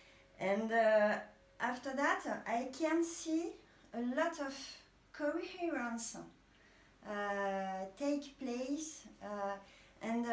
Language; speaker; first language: English; non-native, learner; French